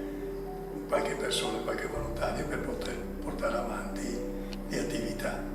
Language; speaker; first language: Italian; native; Italian